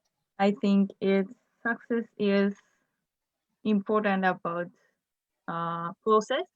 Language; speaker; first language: English; non-native, learner; Japanese